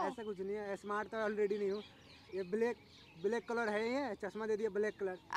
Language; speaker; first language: Hindi; native; Hindi